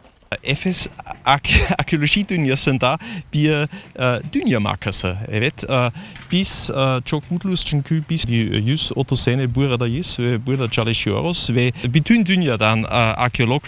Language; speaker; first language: Turkish; non-native, fluent; German